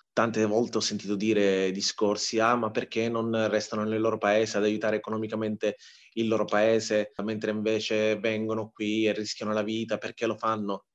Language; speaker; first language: Italian; early bilingual, other home language; Tigrinya